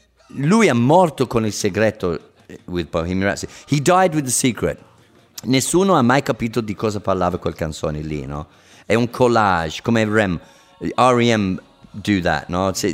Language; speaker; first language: Italian; non-native, fluent; English